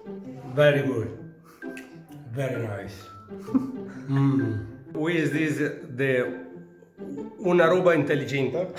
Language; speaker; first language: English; non-native, learner; Italian